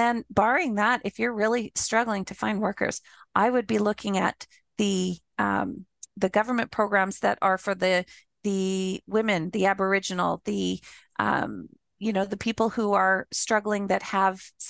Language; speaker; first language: English; native; English